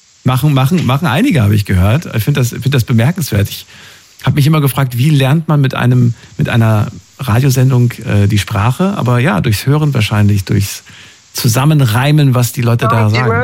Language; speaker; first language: German; native; German